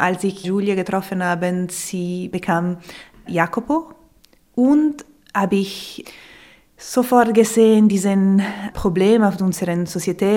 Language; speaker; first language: German; non-native, local second language; Italian